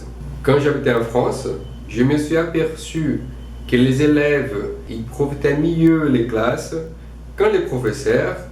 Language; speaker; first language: French; non-native, fluent; Portuguese